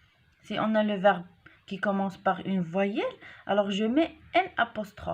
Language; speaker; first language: French; non-native, local second language; Arabic